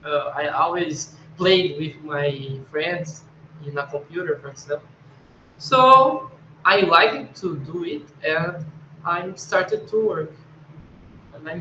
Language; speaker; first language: English; non-native, learner; Portuguese